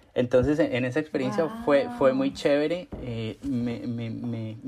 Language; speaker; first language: Spanish; native; Spanish